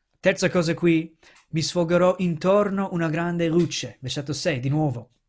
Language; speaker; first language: Italian; non-native, fluent; English